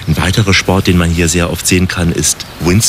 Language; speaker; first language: German; native; German